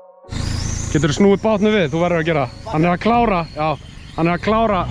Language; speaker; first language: Icelandic; native; Icelandic